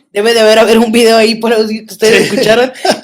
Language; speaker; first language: Spanish; native; Spanish